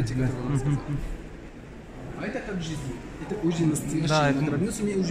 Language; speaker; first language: Russian; non-native, learner; Arabic